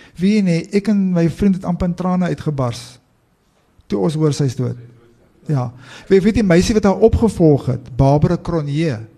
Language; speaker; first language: Afrikaans; native; Afrikaans